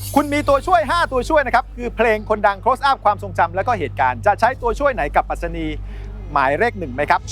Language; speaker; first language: Thai; native; Thai